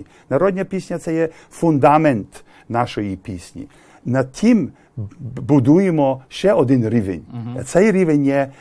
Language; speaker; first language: Ukrainian; early bilingual, heritage; English